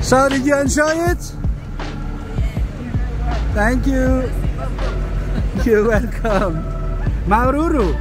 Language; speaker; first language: English; non-native, fluent; French